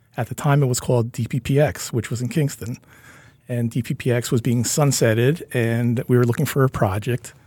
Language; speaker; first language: English; native; English